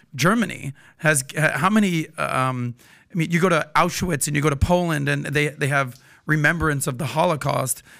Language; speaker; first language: English; native; English